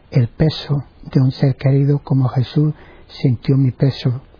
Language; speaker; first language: Spanish; native; Spanish